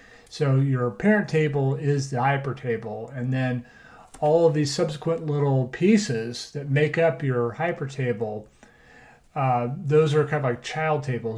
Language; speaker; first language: English; native; English